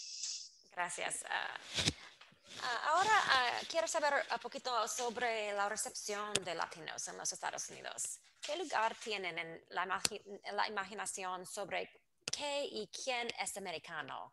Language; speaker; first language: Spanish; non-native, fluent; English